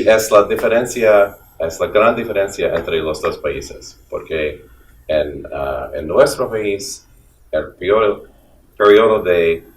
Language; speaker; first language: Spanish; non-native, fluent; English